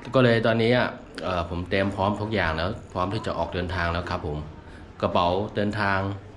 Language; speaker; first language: Thai; non-native, fluent; Chinese